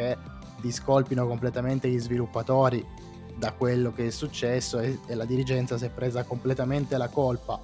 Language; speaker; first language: Italian; native; Italian